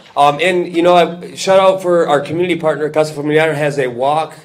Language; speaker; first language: English; native; English